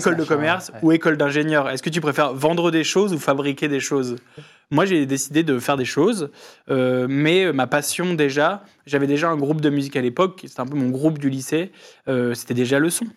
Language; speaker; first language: French; native; French